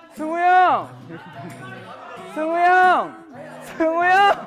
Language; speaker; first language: Korean; native; Korean